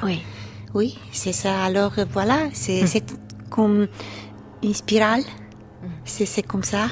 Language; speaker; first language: French; non-native, fluent; Romanian